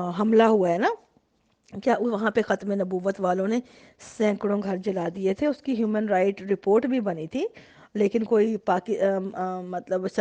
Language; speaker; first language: Urdu; native; Urdu